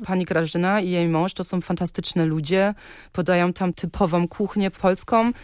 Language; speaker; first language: Polish; early bilingual, heritage; Polish